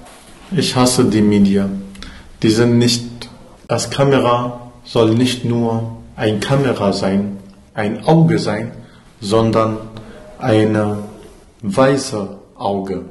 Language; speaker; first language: German; non-native, fluent; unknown